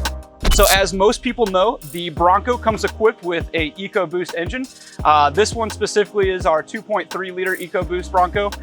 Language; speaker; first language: English; native; English